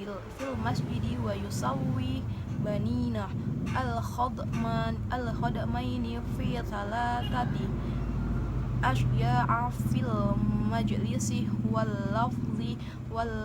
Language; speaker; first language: Arabic; non-native, learner; Indonesian